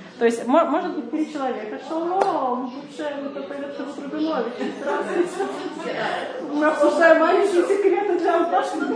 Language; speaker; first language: Russian; early bilingual, heritage; Russian